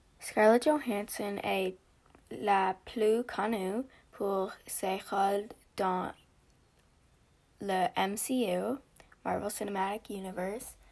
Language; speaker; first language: French; non-native, learner; English